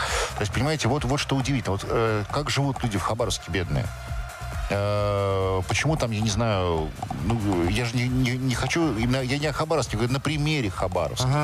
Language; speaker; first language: Russian; native; Russian